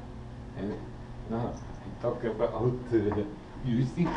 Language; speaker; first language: English; non-native, learner; Russian